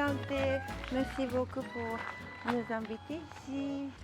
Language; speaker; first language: French; non-native, learner; Japanese